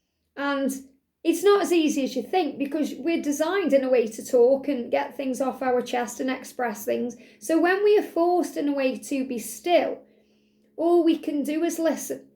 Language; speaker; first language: English; native; English